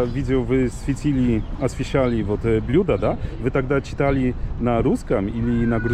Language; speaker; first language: Russian; non-native, fluent; Polish